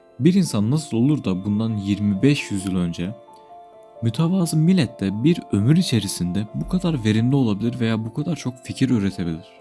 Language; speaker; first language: Turkish; native; Turkish